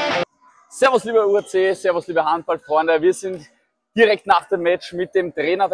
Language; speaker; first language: German; native; German